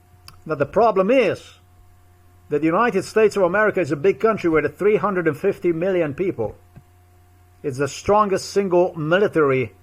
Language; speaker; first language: English; non-native, fluent; Slovenian